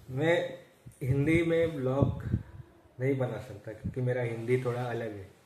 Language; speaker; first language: Hindi; non-native, local second language; Marathi